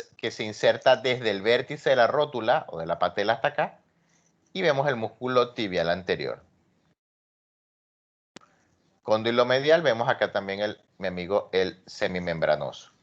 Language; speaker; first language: Spanish; native; Spanish